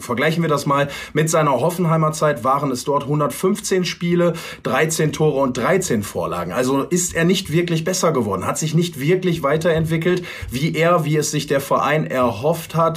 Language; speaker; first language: German; native; German